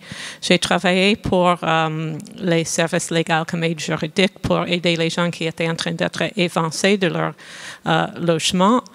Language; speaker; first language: French; non-native, fluent; English